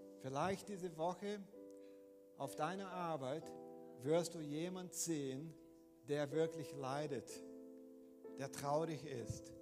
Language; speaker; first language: German; non-native, fluent; Portuguese